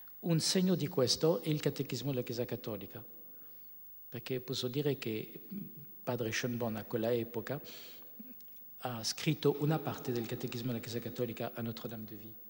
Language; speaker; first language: Italian; non-native, fluent; French